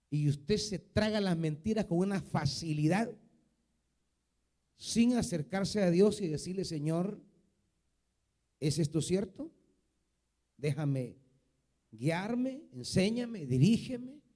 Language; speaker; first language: Spanish; native; Spanish